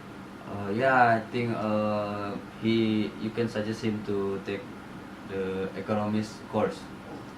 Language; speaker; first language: English; non-native, learner; Indonesian